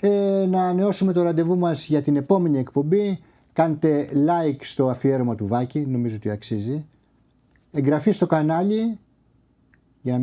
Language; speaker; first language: Greek; native; Greek